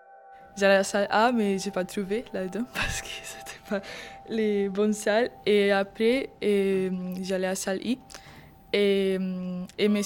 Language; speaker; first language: French; non-native, learner; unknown